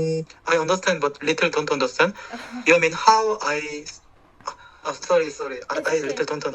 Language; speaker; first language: English; non-native, learner; Korean